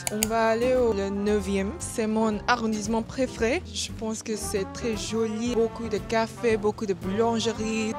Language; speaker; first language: French; non-native, learner; English